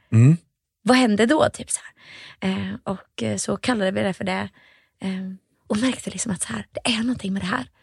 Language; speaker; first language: Swedish; early bilingual, other home language; Finnish